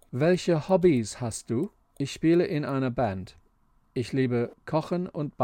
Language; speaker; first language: German; non-native, fluent; English